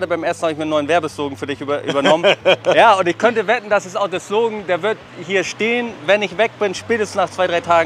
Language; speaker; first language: German; native; German